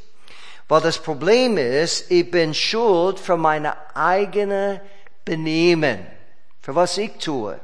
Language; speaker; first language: German; non-native, fluent; English